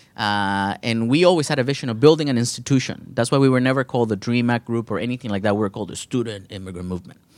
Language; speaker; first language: English; early bilingual, other home language; Spanish